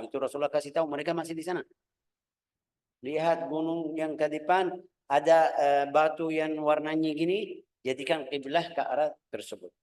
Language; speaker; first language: Indonesian; non-native, fluent; Arabic